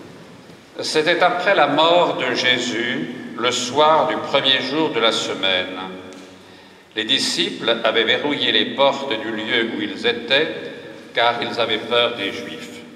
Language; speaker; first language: French; native; French